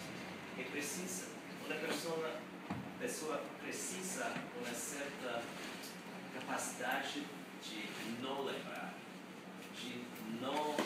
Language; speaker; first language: Portuguese; non-native, learner; Spanish